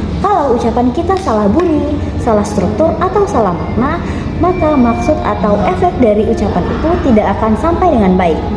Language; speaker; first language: Indonesian; native; Indonesian